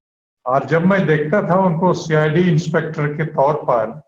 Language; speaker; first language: Hindi; native; Hindi